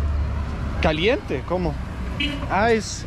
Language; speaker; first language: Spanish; non-native, learner; Danish